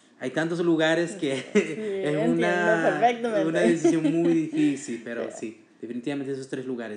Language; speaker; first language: Spanish; early bilingual, heritage; Spanish